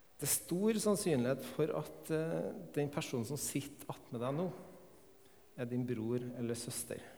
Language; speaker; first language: Norwegian; native; Norwegian